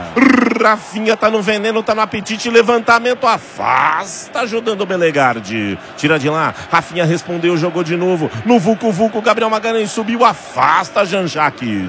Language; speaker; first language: Portuguese; native; Portuguese